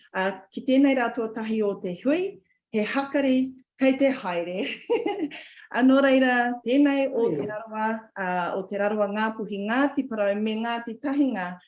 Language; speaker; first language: Māori; non-native, local second language; English